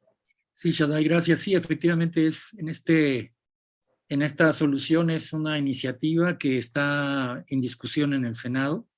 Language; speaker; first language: Spanish; native; Spanish